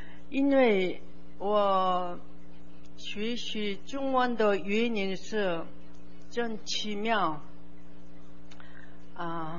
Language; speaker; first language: Chinese; non-native, learner; Korean